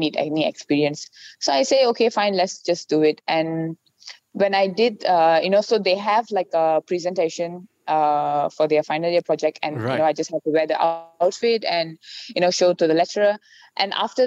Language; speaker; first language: English; non-native, local second language; Tamil